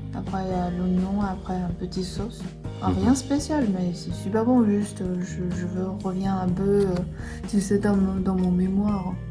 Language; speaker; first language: French; non-native, learner; Chinese